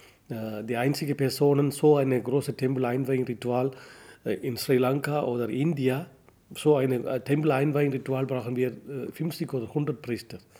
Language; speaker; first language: German; non-native, learner; Tamil